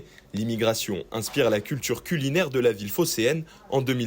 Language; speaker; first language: French; native; French